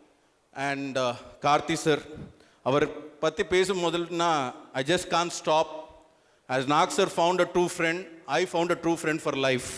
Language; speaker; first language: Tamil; non-native, learner; Telugu